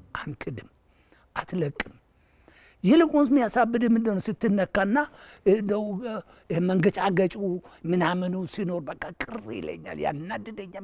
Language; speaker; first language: Amharic; non-native, local second language; Wolaytta